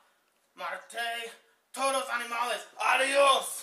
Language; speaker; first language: Spanish; non-native, learner; English